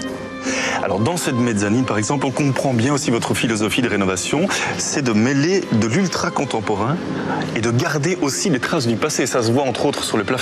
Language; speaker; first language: French; native; French